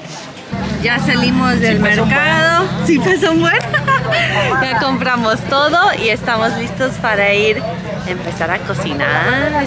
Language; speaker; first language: Spanish; non-native, fluent; English